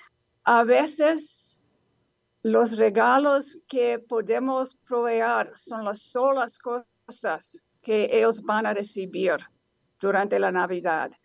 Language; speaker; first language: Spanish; non-native, learner; English